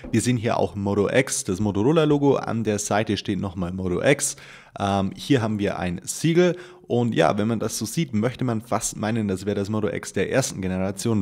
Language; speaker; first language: German; native; German